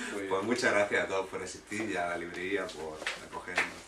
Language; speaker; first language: Spanish; native; Spanish